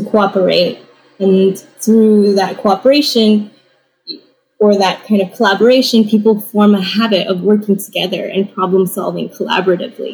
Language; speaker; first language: English; native; English